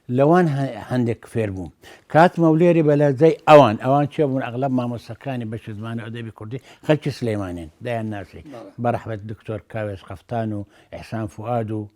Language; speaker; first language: Central Kurdish; non-native, local second language; Azerbaijani